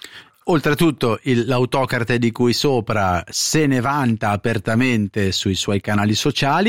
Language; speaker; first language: Italian; native; Italian